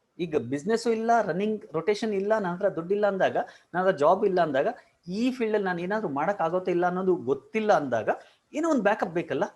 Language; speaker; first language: Kannada; non-native, local second language; Marwari